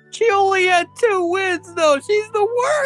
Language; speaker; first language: English; native; English